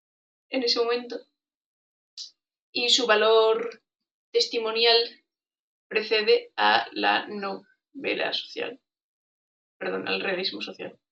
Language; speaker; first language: Spanish; native; Spanish